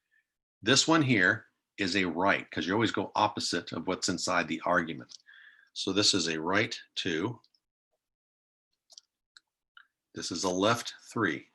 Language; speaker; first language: English; native; English